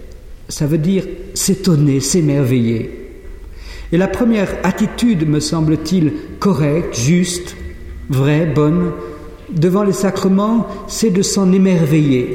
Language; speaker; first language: French; native; French